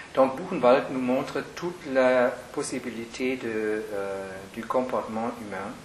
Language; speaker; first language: French; non-native, fluent; German